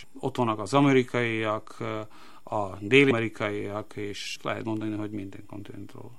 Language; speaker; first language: Hungarian; non-native, local second language; Slovak